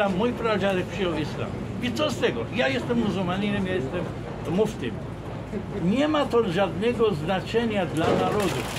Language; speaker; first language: Polish; non-native, fluent; Arabic